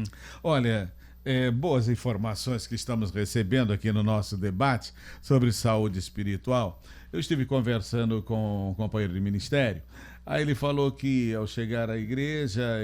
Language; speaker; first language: Portuguese; native; Portuguese